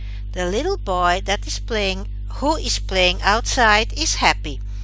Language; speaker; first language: English; non-native, fluent; Dutch